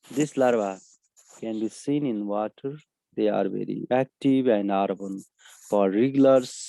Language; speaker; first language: English; non-native, local second language; Nepali